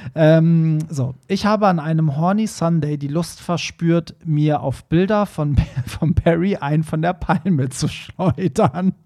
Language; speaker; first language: German; non-native, fluent; Persian